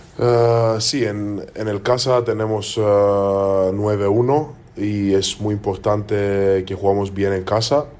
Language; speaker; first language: Spanish; non-native, learner; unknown